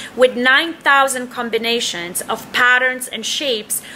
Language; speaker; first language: English; non-native, fluent; Polish